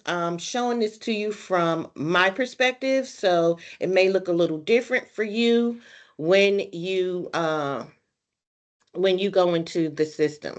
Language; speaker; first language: English; native; English